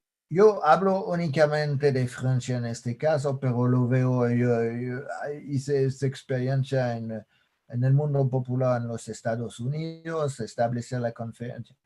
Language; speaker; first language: Spanish; non-native, fluent; French